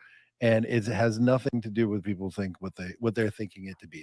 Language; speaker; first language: English; native; English